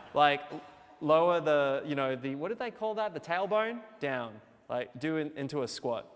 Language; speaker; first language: English; native; English